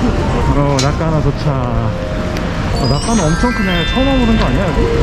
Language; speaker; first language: Korean; native; Korean